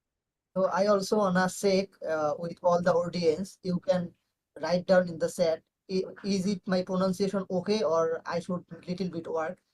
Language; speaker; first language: English; non-native, learner; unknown